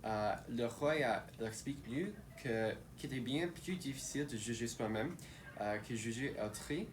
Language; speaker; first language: French; non-native, local second language; English